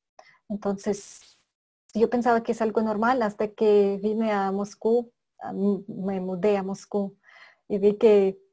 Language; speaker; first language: Spanish; non-native, fluent; Russian